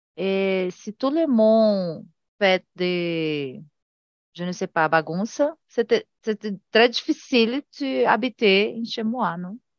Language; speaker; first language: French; non-native, learner; Portuguese